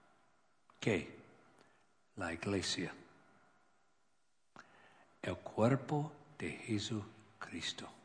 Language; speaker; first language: Spanish; non-native, learner; English